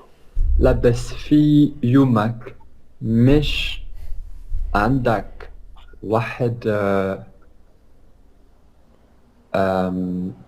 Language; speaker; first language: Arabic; non-native, learner; English